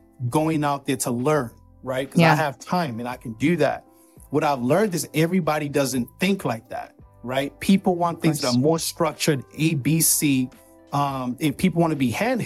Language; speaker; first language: English; non-native, local second language; Yoruba